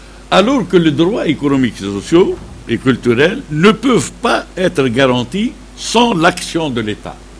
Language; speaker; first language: French; non-native, local second language; Arabic